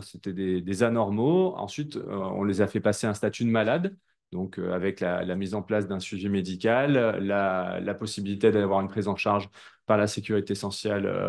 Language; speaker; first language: French; native; French